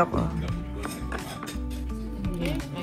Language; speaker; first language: English; non-native, fluent; Korean